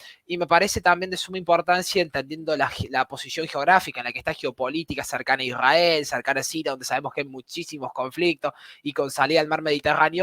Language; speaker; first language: Spanish; native; Spanish